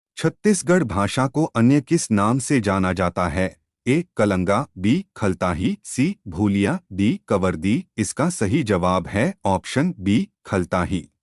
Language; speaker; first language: Hindi; native; Hindi